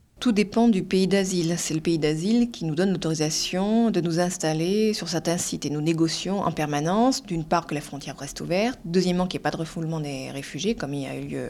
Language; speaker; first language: French; native; French